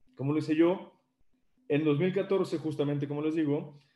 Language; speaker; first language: Spanish; native; Spanish